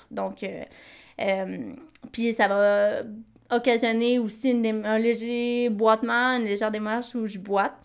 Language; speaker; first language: French; native; French